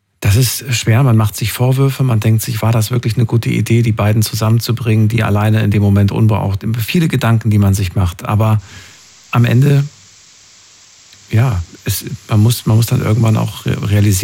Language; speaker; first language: German; native; German